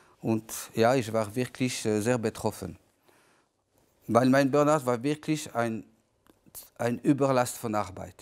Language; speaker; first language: German; non-native, local second language; French